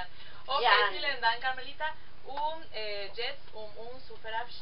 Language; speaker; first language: German; non-native, learner; Spanish